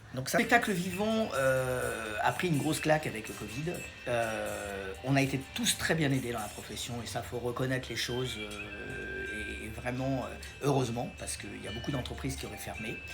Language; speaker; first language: French; native; French